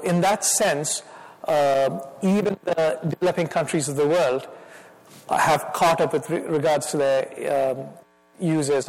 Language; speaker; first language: English; non-native, local second language; Malayalam